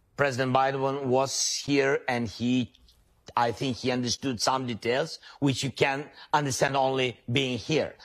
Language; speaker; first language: English; non-native, learner; Russian